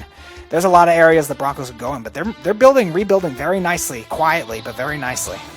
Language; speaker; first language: English; native; English